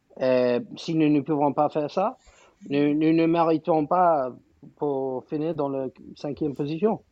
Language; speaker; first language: French; non-native, fluent; English